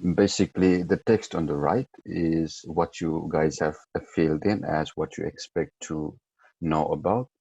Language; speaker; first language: English; non-native, local second language; Nepali